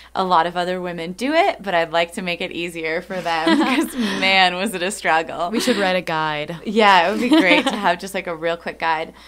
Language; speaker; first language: English; native; English